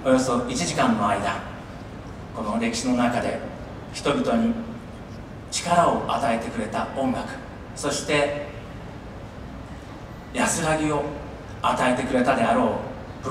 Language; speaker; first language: Japanese; native; Japanese